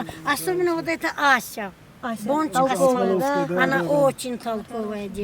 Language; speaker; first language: Russian; non-native, local second language; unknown